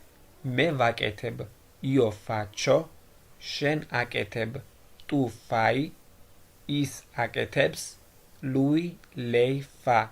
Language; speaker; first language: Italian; non-native, fluent; Georgian